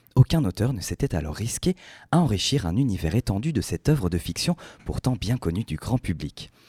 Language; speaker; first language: French; native; French